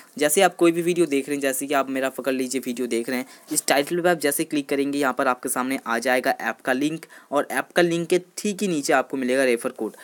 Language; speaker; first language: Hindi; non-native, local second language; Bangla